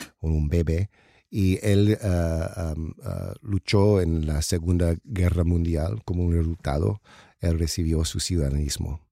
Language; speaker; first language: Spanish; non-native, learner; English